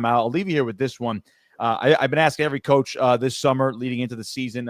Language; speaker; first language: English; native; English